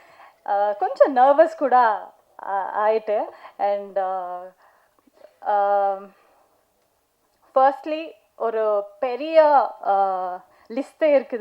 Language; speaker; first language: Tamil; non-native, learner; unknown